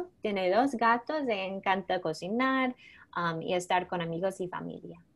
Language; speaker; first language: Spanish; non-native, fluent; English